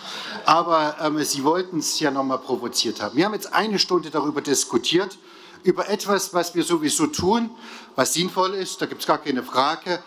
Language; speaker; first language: German; native; German